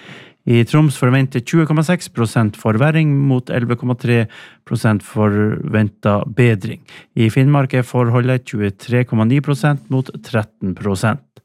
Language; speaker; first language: Norwegian; native; Norwegian